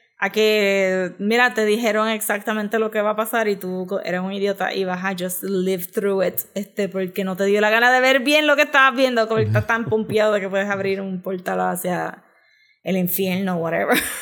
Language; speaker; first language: Spanish; native; Spanish